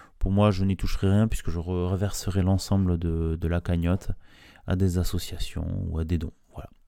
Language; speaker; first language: French; native; French